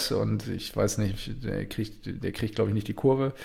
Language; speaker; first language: German; native; German